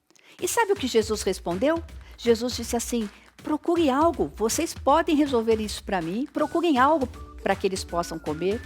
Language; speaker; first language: Portuguese; native; Portuguese